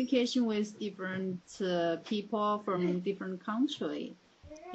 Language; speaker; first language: English; non-native, learner; Chinese